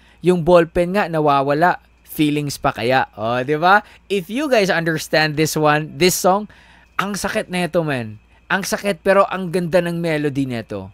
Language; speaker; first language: Filipino; non-native, local second language; Cebuano